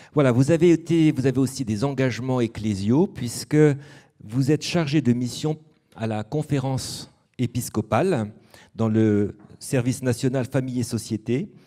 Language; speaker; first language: French; native; French